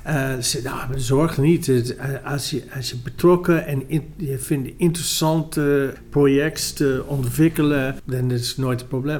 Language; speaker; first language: Dutch; non-native, fluent; English